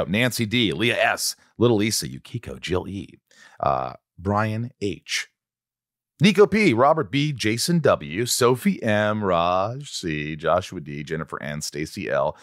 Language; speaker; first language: English; native; English